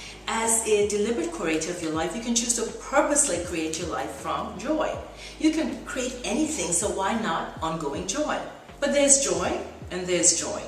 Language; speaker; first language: English; native; English